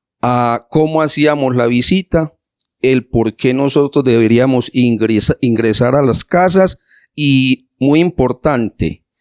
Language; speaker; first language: Spanish; native; Spanish